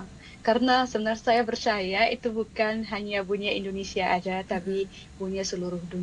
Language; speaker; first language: Indonesian; non-native, fluent; Arabic